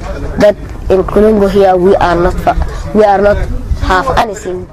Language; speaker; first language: English; non-native, learner; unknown